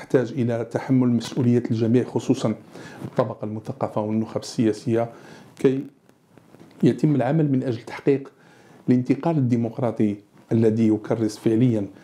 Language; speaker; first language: Arabic; native; Arabic